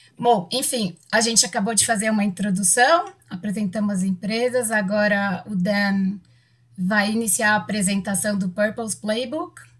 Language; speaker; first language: Portuguese; native; Portuguese